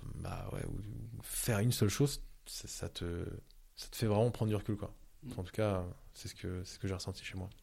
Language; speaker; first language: French; early bilingual, other home language; Vietnamese